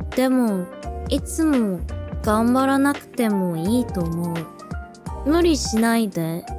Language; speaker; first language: Japanese; non-native, learner; English